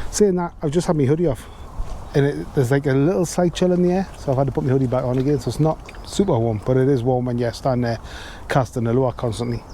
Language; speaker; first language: English; native; English